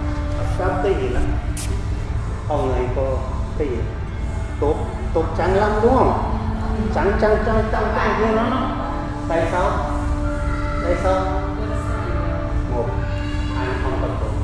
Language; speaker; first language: Vietnamese; non-native, learner; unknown